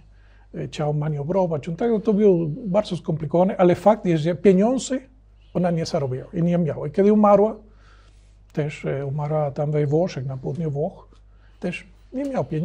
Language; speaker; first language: Polish; non-native, learner; Spanish